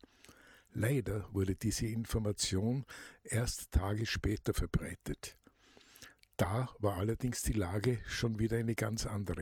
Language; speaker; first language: German; native; German